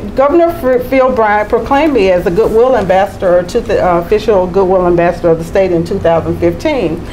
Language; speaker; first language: English; native; English